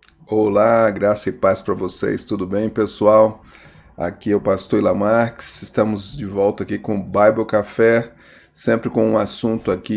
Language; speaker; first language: Portuguese; native; Portuguese